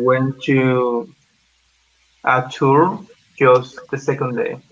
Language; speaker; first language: English; non-native, learner; Spanish